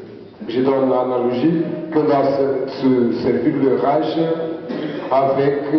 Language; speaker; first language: French; non-native, learner; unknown